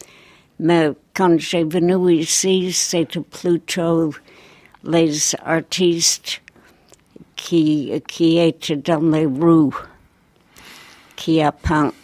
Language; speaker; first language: French; non-native, fluent; English